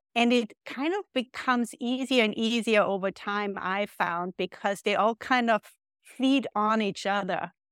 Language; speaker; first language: English; non-native, fluent; German